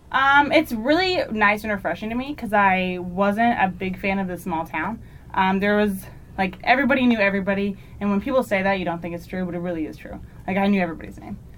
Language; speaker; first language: English; native; English